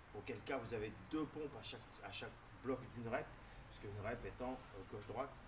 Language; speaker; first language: French; native; French